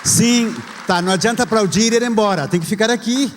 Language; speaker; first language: Portuguese; non-native, fluent; Spanish